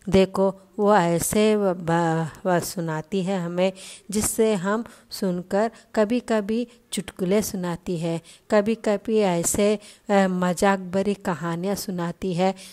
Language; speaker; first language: Hindi; non-native, local second language; Telugu